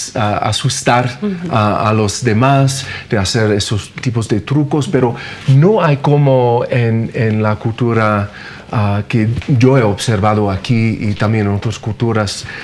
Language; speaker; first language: Spanish; non-native, fluent; English